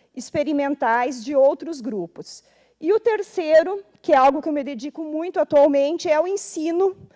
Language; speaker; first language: Portuguese; native; Portuguese